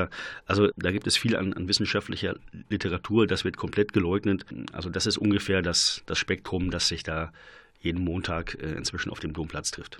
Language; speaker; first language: German; native; German